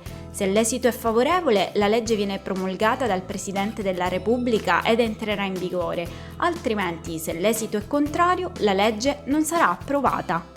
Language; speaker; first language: Italian; native; Italian